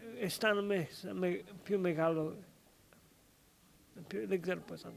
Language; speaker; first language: Greek; early bilingual, heritage; English